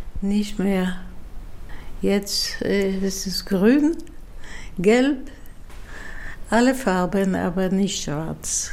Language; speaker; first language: German; non-native, fluent; Dutch